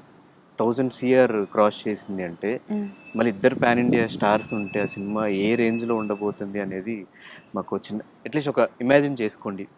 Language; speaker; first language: Telugu; native; Telugu